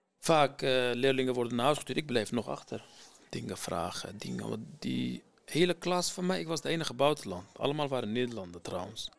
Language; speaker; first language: Dutch; non-native, fluent; Kurdish